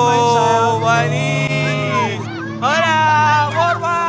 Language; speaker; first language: Spanish; non-native, learner; Filipino